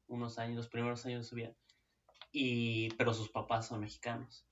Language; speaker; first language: Spanish; native; Spanish